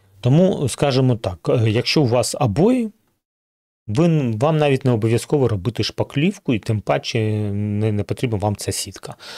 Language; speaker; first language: Ukrainian; non-native, local second language; Russian